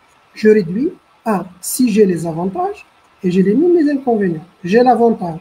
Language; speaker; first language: French; non-native, local second language; Arabic